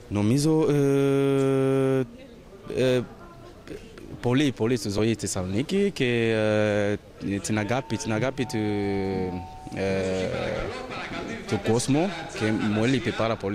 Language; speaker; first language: Greek; non-native, fluent; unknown